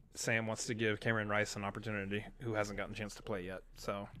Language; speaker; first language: English; native; English